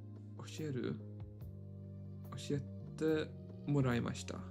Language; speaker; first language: Japanese; non-native, learner; English